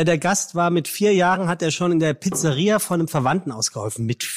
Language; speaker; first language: German; native; German